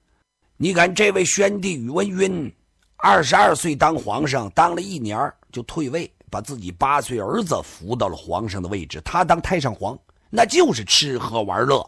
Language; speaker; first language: Chinese; native; Chinese